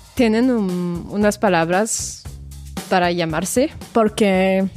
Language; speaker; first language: Spanish; non-native, fluent; French